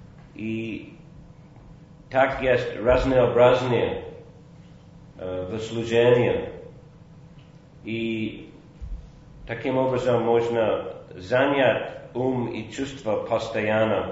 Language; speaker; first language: Russian; non-native, fluent; English